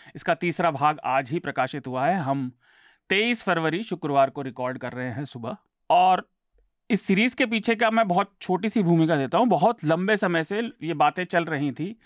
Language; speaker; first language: Hindi; native; Hindi